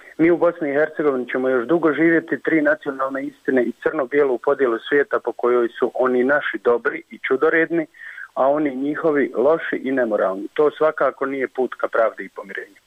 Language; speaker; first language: Serbian; native; Serbian